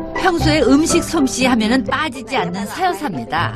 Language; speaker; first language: Korean; native; Korean